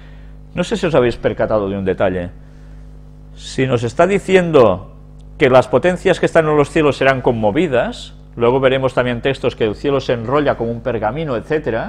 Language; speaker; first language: Spanish; native; Spanish